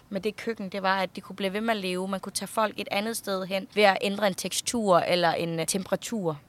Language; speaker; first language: Danish; early bilingual, other home language; Thai